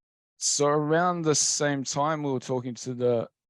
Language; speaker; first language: English; native; English